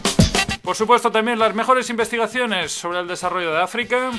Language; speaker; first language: Spanish; native; Spanish